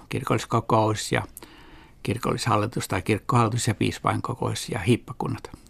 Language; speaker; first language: Finnish; native; Finnish